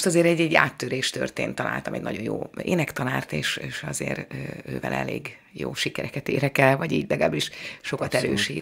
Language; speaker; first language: Hungarian; native; Hungarian